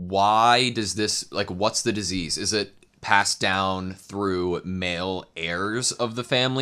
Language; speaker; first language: English; native; English